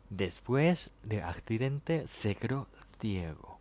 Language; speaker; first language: Spanish; non-native, fluent; Thai